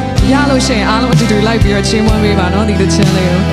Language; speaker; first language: Burmese; non-native, local second language; Tedim Chin